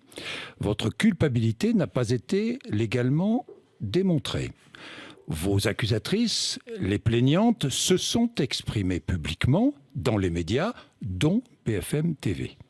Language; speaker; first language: French; native; French